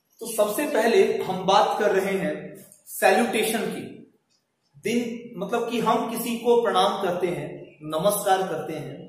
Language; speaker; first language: Hindi; native; Hindi